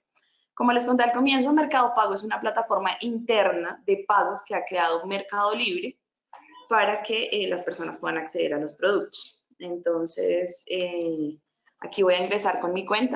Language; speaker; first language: Spanish; native; Spanish